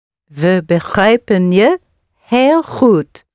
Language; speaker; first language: Dutch; non-native, learner; English